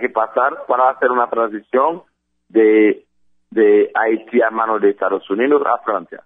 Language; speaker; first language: Spanish; non-native, fluent; Haitian Creole